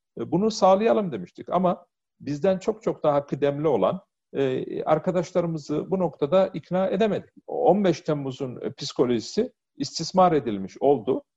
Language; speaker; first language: Turkish; early bilingual, heritage; Turkish